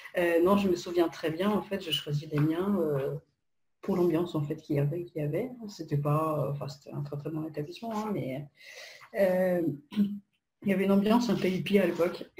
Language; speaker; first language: French; non-native, fluent; Polish